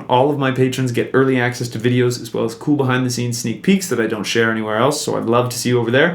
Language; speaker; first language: English; native; English